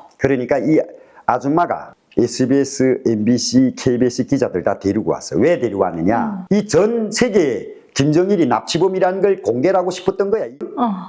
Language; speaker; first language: Korean; native; Korean